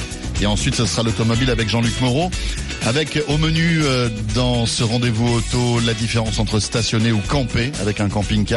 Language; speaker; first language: French; native; French